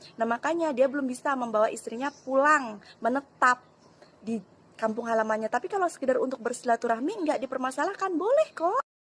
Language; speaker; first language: Indonesian; non-native, local second language; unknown